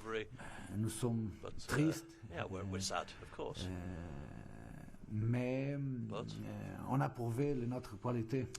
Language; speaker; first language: French; non-native, fluent; Portuguese